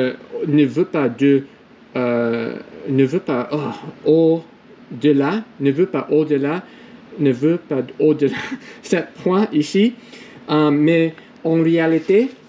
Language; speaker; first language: French; non-native, learner; English